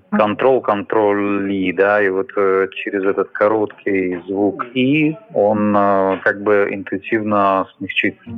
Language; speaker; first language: Russian; native; Russian